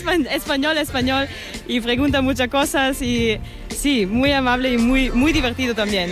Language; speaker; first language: Spanish; non-native, learner; German